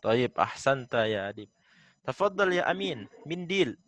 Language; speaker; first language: Arabic; non-native, fluent; Indonesian